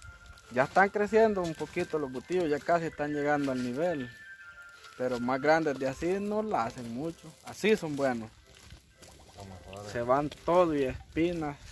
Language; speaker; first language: Spanish; native; Spanish